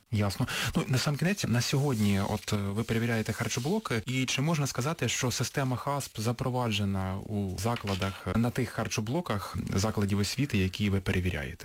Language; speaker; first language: Ukrainian; native; Ukrainian